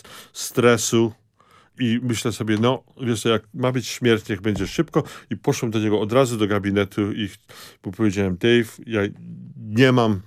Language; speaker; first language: Polish; early bilingual, heritage; Polish